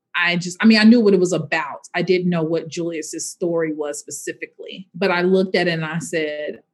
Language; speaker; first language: English; native; English